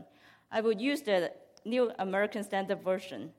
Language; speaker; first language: English; non-native, local second language; Cantonese